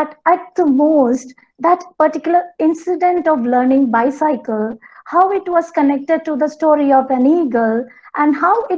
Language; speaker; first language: English; non-native, local second language; Malayalam